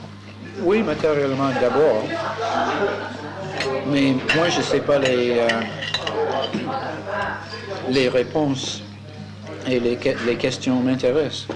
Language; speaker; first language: French; non-native, fluent; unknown